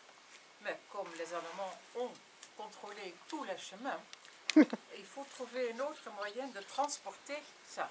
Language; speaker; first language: French; non-native, fluent; Dutch